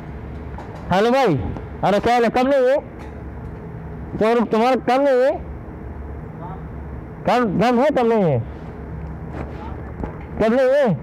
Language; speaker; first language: English; non-native, learner; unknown